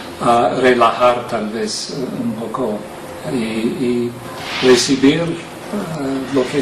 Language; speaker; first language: Spanish; non-native, fluent; English